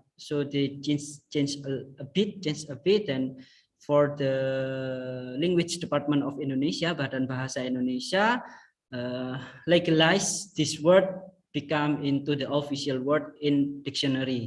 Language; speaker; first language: English; non-native, fluent; Indonesian